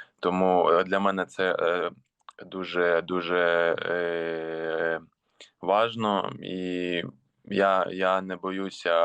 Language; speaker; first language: Ukrainian; non-native, local second language; Russian